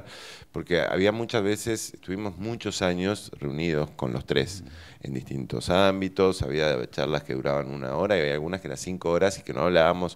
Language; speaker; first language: Spanish; native; Spanish